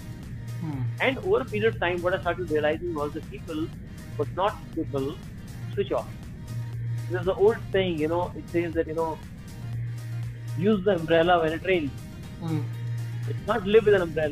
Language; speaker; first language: English; non-native, local second language; Hindi